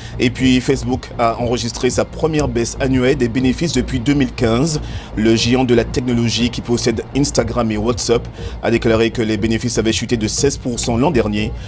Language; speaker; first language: French; native; French